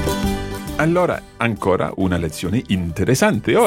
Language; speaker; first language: Italian; non-native, fluent; English